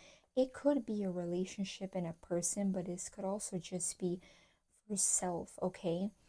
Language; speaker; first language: English; native; English